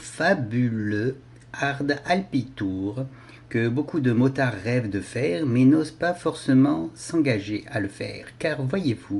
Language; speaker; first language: French; native; French